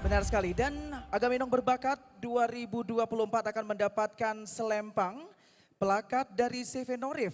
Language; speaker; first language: Indonesian; native; Indonesian